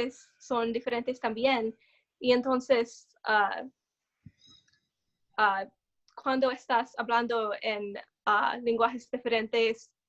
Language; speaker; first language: Spanish; non-native, learner; English